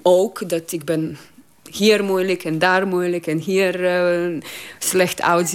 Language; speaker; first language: Dutch; non-native, learner; Croatian